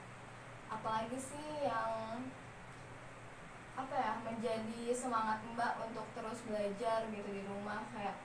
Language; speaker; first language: Indonesian; native; Indonesian